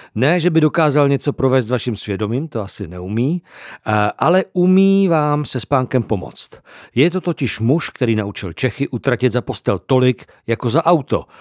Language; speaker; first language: Czech; native; Czech